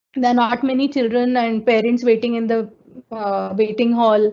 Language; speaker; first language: English; non-native, local second language; Marathi